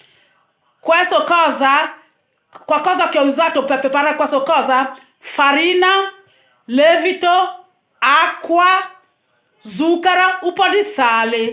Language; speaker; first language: Italian; non-native, learner; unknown